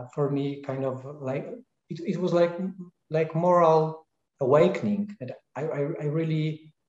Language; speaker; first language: English; non-native, fluent; Polish